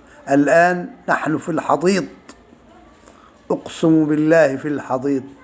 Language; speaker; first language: Arabic; native; Arabic